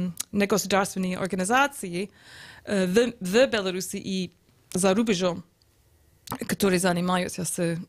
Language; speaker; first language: Russian; non-native, learner; English